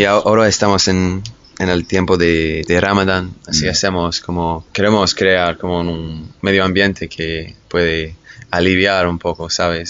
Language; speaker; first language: Spanish; non-native, fluent; English